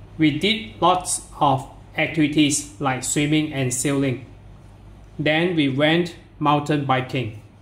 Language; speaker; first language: English; non-native, local second language; Chinese